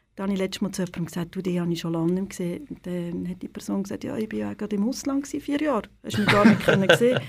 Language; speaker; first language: German; native; German